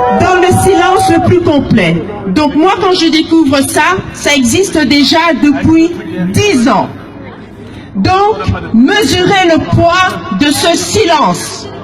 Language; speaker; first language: French; early bilingual, other home language; Lingala